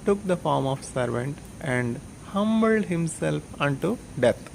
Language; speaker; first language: English; non-native, local second language; Telugu